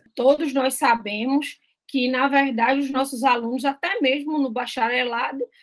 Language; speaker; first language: Portuguese; native; Portuguese